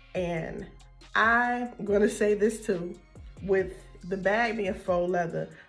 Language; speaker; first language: English; native; English